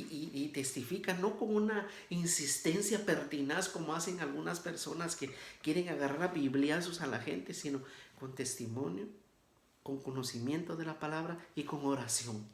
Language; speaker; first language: Spanish; native; Spanish